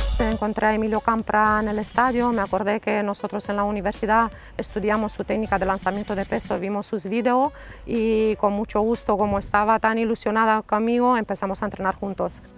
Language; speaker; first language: Spanish; non-native, fluent; Romanian